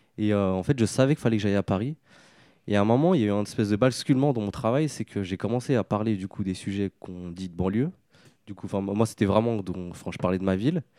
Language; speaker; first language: French; native; French